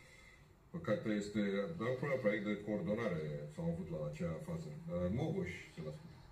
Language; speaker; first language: Romanian; native; Romanian